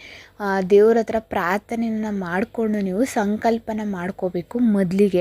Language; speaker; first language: Kannada; native; Kannada